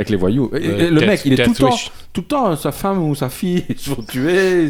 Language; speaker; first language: French; native; French